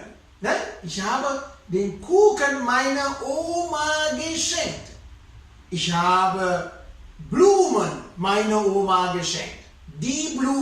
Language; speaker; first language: German; non-native, fluent; Sinhala